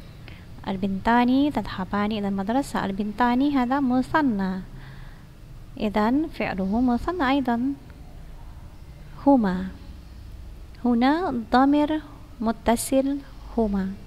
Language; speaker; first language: Arabic; non-native, fluent; Indonesian